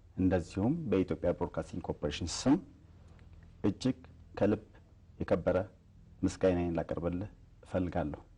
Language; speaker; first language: Amharic; native; Amharic